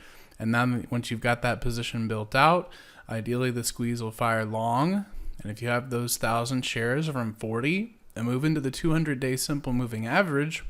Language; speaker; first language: English; native; English